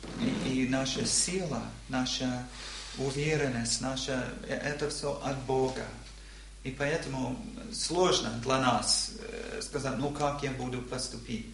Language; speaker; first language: Russian; non-native, learner; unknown